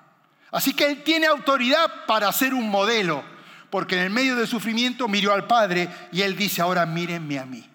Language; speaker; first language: Spanish; native; Spanish